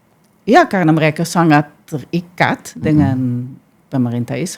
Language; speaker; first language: Indonesian; non-native, fluent; Dutch